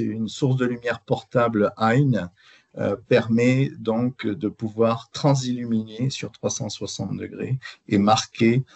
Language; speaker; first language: French; native; French